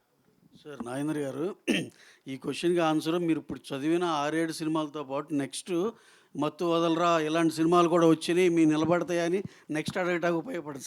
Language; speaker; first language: Telugu; native; Telugu